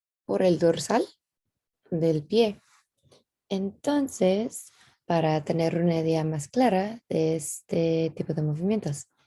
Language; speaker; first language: Spanish; non-native, fluent; English